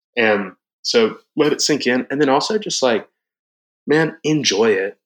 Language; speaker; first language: English; native; English